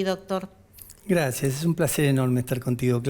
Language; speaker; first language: Spanish; native; Spanish